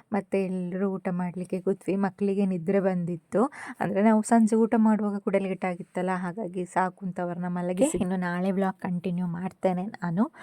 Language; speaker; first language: Kannada; native; Kannada